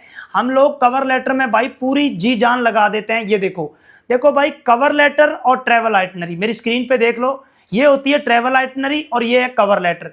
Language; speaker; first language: Hindi; native; Hindi